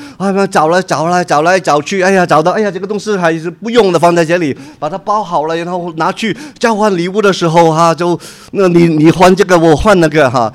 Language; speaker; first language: Chinese; non-native, local second language; Cantonese